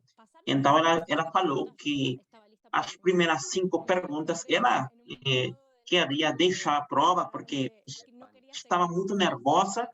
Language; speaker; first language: Portuguese; non-native, fluent; Spanish